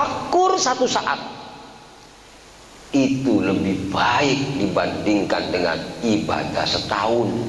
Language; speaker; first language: Indonesian; native; Indonesian